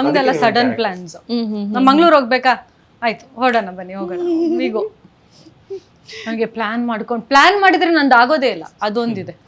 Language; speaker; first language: Kannada; non-native, local second language; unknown